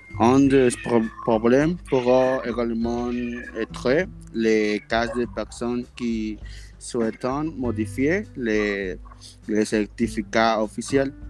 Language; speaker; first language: French; non-native, learner; Spanish